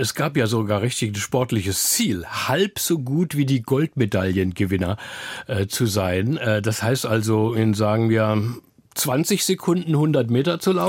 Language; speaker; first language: German; native; German